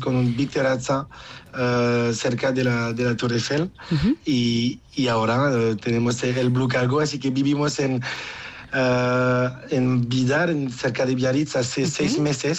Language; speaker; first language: Spanish; non-native, learner; French